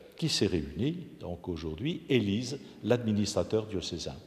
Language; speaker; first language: French; native; French